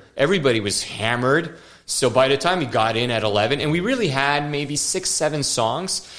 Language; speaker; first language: English; non-native, fluent; French